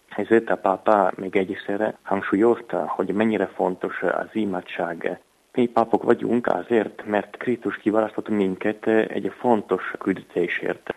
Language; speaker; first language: Hungarian; non-native, fluent; Italian